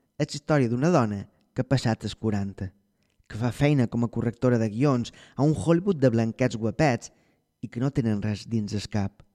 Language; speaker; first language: Catalan; native; Catalan